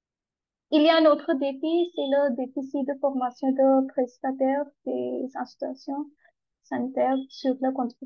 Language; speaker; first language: French; non-native, learner; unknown